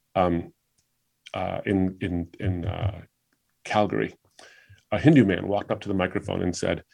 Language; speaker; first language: English; native; English